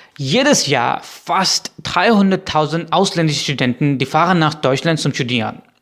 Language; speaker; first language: German; non-native, fluent; Urdu